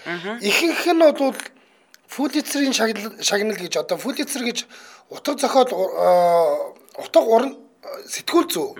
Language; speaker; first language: Mongolian; native; Mongolian